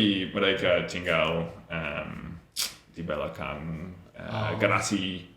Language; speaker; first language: Indonesian; non-native, learner; English